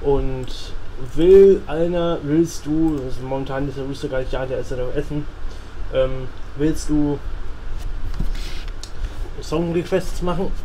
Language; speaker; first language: German; native; German